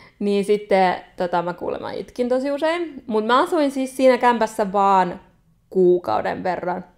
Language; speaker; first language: Finnish; early bilingual, other home language; Nepali